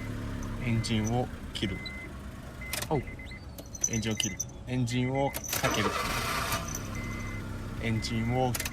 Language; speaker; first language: Japanese; native; Japanese